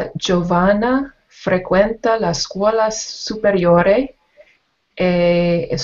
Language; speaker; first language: Italian; non-native, learner; English